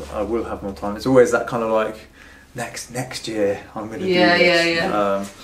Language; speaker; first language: English; native; English